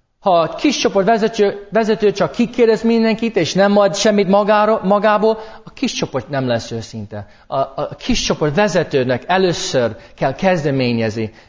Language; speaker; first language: Hungarian; non-native, fluent; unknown